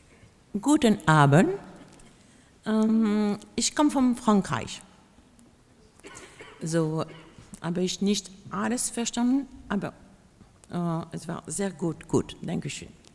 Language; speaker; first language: German; non-native, learner; French